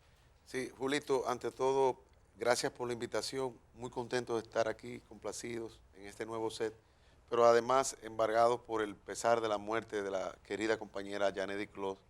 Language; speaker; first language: Spanish; native; Spanish